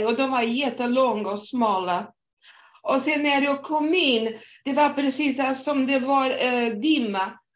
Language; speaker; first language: Swedish; non-native, fluent; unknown